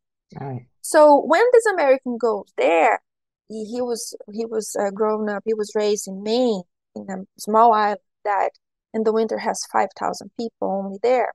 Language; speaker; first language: English; non-native, fluent; Portuguese